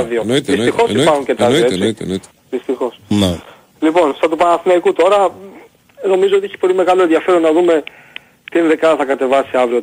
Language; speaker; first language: Greek; native; Greek